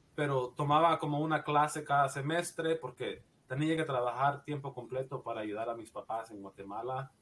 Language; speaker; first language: Spanish; native; Spanish